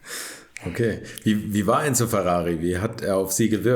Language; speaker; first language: German; native; German